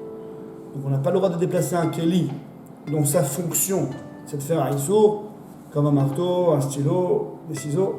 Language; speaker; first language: French; native; French